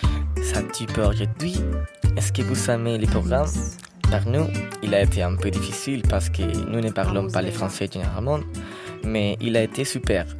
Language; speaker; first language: French; non-native, learner; Spanish